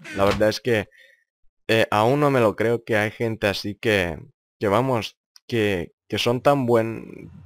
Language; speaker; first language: Spanish; non-native, fluent; Lithuanian